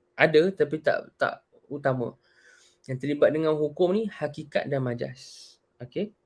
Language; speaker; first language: Malay; native; Malay